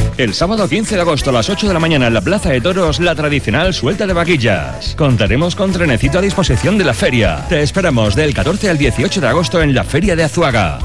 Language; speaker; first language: Spanish; native; Spanish